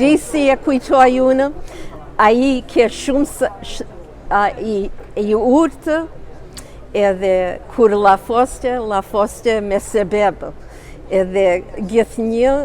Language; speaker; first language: Albanian; early bilingual, heritage; Albanian